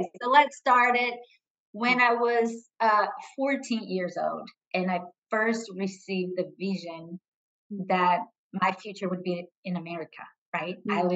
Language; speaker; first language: English; non-native, fluent; Portuguese